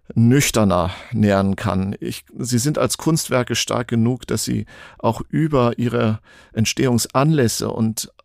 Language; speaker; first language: German; non-native, fluent; Ukrainian